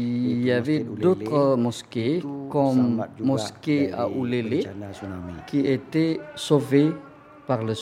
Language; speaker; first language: French; non-native, fluent; Indonesian